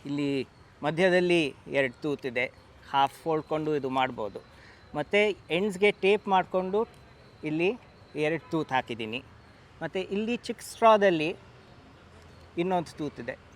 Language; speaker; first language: Kannada; non-native, local second language; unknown